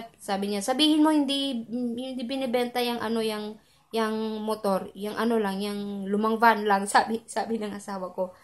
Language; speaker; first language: Filipino; non-native, local second language; Cebuano